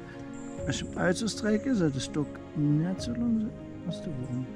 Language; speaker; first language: Dutch; native; Dutch